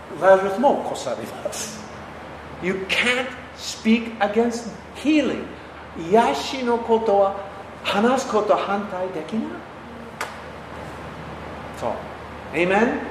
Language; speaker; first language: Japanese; non-native, learner; English